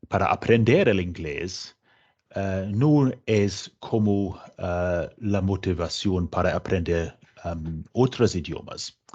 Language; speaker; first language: Spanish; non-native, fluent; English